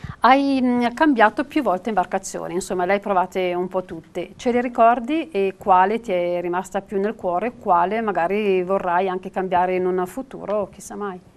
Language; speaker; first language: Italian; native; Italian